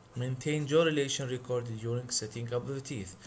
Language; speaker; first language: English; non-native, fluent; Arabic